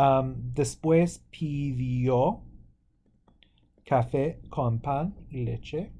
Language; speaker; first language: Spanish; non-native, fluent; English